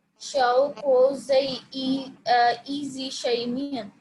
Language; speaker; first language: Chinese; non-native, learner; Hindi